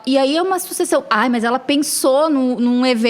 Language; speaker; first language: Portuguese; native; Portuguese